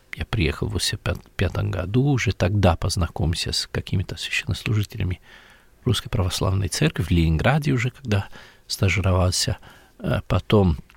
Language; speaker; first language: Russian; non-native, fluent; Italian